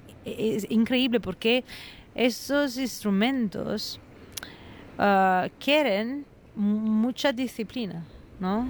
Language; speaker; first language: Spanish; non-native, fluent; Italian